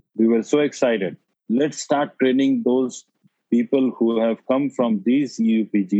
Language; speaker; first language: English; non-native, local second language; Hindi